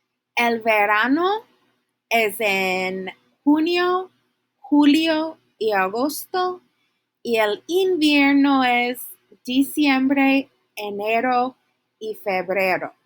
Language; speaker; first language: Spanish; non-native, fluent; English